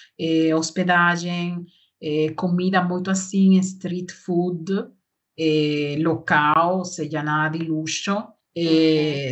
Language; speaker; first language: Portuguese; non-native, learner; Spanish